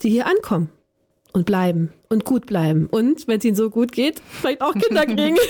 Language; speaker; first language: German; native; German